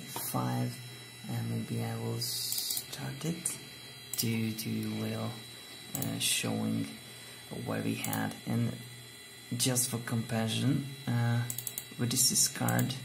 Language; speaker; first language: English; non-native, fluent; Hungarian